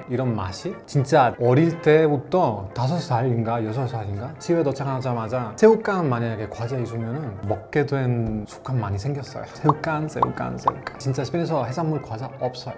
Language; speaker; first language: Korean; non-native, fluent; Spanish